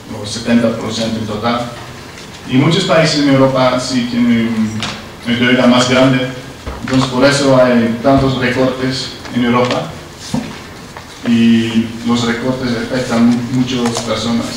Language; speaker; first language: Spanish; non-native, learner; Dutch